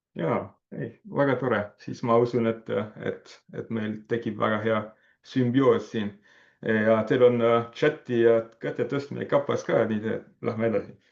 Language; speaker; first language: Estonian; non-native, fluent; French